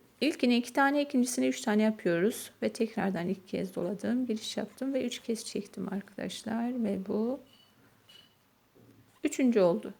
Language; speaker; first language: Turkish; native; Turkish